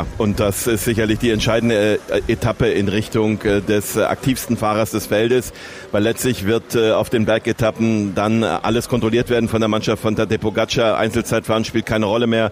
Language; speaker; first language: German; native; German